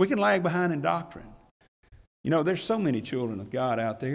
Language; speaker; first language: English; native; English